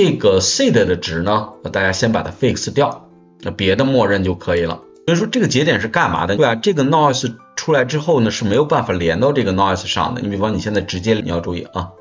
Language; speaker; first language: Chinese; native; Chinese